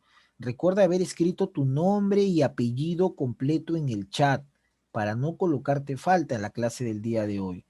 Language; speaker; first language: Spanish; native; Spanish